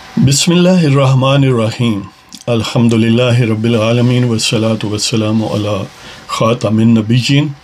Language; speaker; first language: Urdu; non-native, local second language; Punjabi